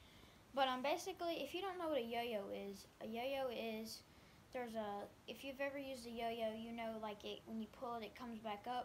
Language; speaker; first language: English; native; English